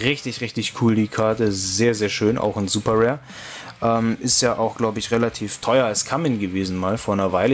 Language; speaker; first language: German; native; German